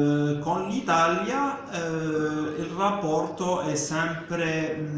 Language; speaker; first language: Italian; non-native, fluent; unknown